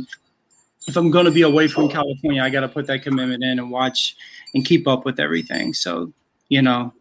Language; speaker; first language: English; native; English